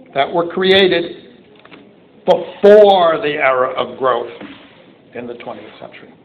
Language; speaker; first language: English; native; English